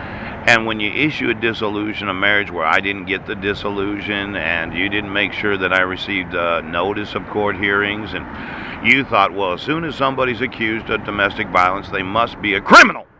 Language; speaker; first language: English; native; English